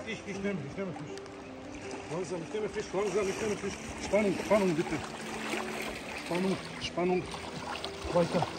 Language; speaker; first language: German; non-native, learner; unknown